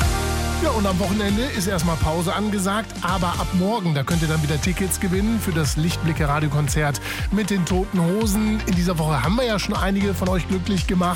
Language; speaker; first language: German; native; German